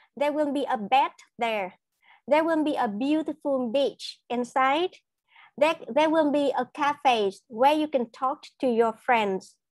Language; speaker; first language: English; non-native, fluent; Vietnamese